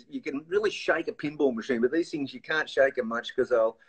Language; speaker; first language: English; native; English